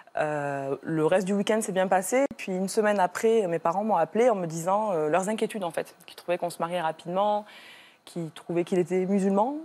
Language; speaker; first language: French; native; French